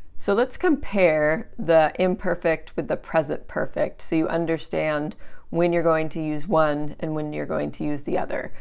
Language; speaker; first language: English; native; English